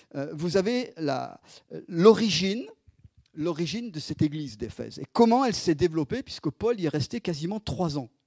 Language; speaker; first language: French; native; French